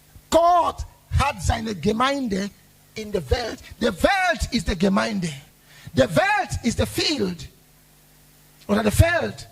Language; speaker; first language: German; non-native, learner; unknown